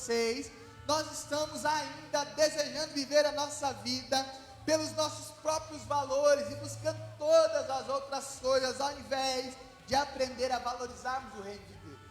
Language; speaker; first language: Portuguese; native; Portuguese